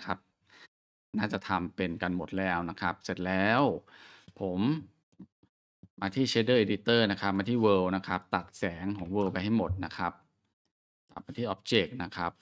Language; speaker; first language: Thai; native; Thai